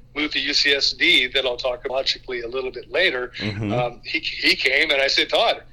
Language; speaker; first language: English; native; English